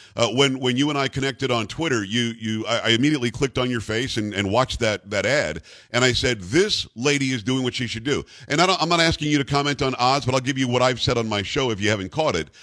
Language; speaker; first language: English; native; English